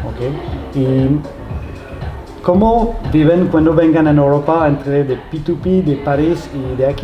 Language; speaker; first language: Spanish; non-native, learner; French